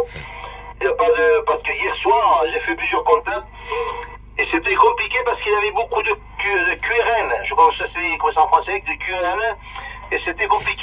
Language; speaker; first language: French; early bilingual, other home language; Spanish